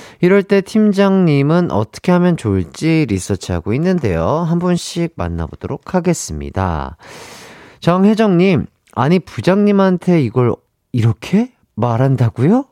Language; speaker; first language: Korean; native; Korean